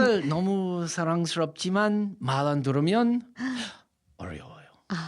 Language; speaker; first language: Korean; non-native, fluent; English